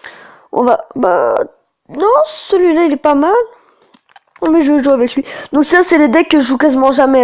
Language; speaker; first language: French; native; French